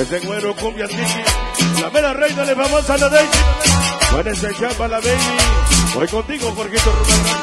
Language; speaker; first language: Spanish; native; Spanish